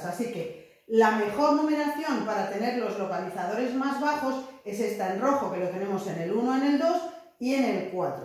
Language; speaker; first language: Spanish; native; Spanish